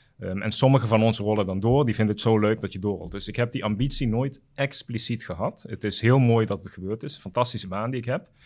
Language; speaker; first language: Dutch; non-native, local second language; Papiamento